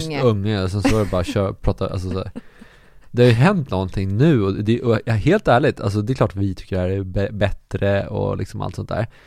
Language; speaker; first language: Swedish; native; Swedish